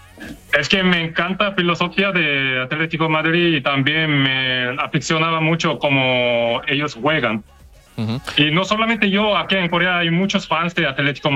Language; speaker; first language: Spanish; non-native, learner; Korean